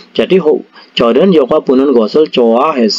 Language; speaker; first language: Korean; non-native, fluent; Indonesian